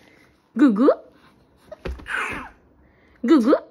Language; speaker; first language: Hindi; native; Hindi